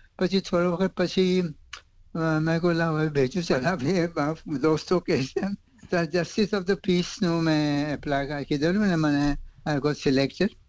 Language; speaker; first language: Gujarati; native; Gujarati